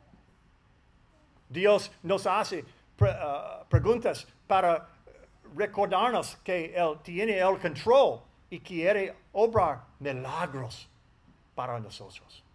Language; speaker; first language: Spanish; non-native, learner; English